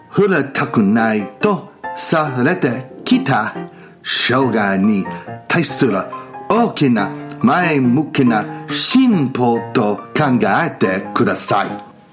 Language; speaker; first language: Japanese; non-native, learner; English